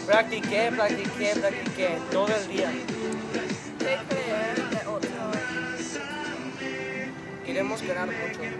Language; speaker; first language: Spanish; non-native, learner; English